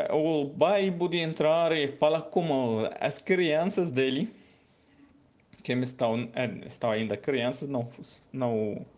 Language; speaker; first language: Portuguese; non-native, learner; Arabic